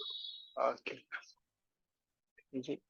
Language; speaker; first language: English; non-native, fluent; Malay